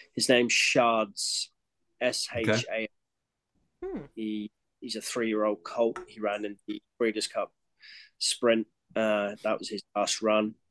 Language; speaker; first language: English; native; English